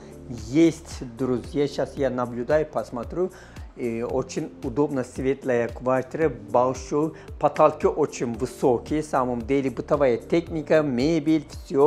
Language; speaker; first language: Russian; non-native, fluent; Turkish